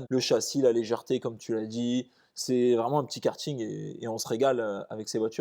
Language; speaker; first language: French; native; French